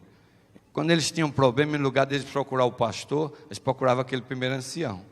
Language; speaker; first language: Portuguese; native; Portuguese